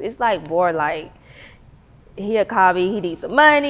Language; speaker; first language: English; native; English